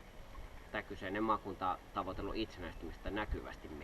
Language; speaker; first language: Finnish; native; Finnish